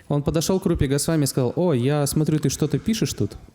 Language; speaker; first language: Russian; native; Russian